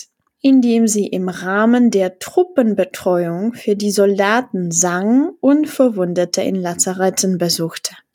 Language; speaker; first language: German; non-native, fluent; Czech